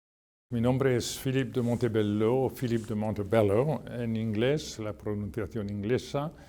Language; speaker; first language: Spanish; non-native, fluent; French